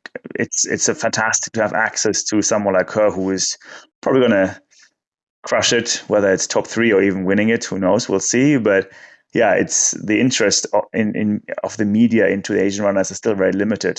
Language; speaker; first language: English; non-native, fluent; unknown